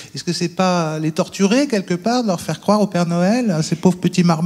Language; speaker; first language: French; native; French